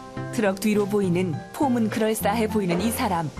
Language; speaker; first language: Korean; native; Korean